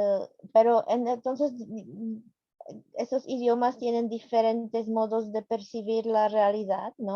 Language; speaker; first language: Spanish; non-native, fluent; Czech